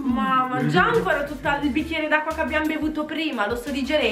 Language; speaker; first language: Italian; native; Italian